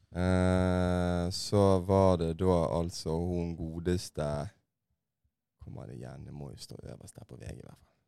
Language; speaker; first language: Norwegian; native; Norwegian